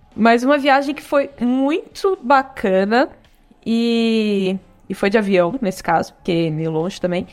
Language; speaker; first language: Portuguese; native; Portuguese